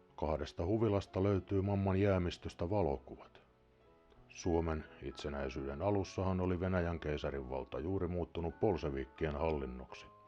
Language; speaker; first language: Finnish; native; Finnish